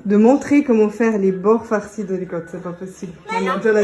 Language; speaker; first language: French; native; French